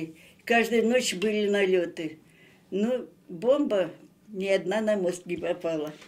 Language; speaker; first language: Russian; native; Russian